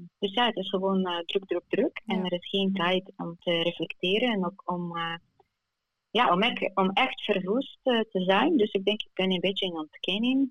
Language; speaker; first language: Dutch; non-native, fluent; Ukrainian